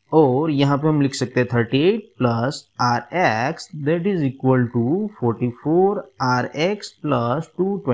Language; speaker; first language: Hindi; non-native, local second language; Gujarati